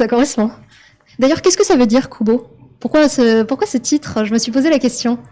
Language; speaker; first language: French; native; French